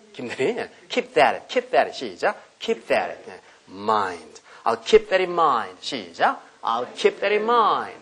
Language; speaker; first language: English; non-native, fluent; Korean